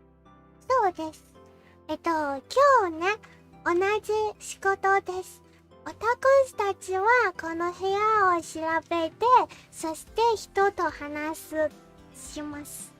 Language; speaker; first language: Japanese; non-native, learner; English